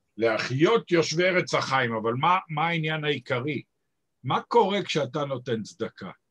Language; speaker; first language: Hebrew; native; Hebrew